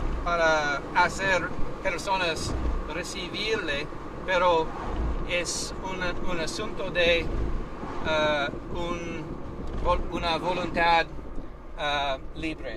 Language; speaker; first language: Spanish; non-native, learner; English